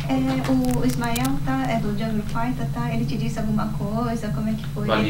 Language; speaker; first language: Portuguese; non-native, learner; Japanese